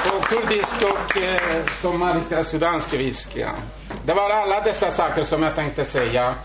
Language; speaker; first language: Swedish; non-native, fluent; Kurdish